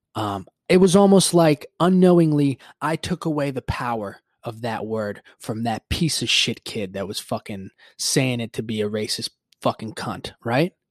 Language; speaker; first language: English; early bilingual, other home language; Spanish